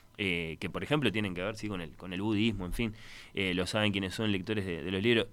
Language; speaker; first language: Spanish; native; Spanish